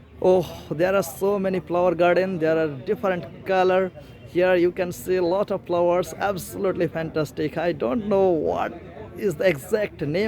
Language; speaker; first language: English; non-native, local second language; Bangla